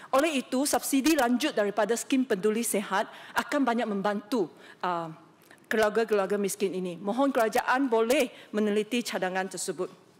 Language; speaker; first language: Malay; non-native, local second language; Chinese